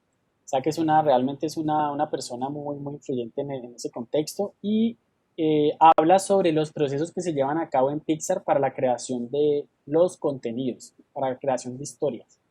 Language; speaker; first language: Spanish; native; Spanish